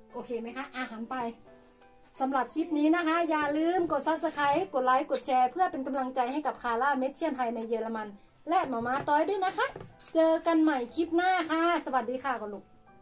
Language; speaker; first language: Thai; native; Thai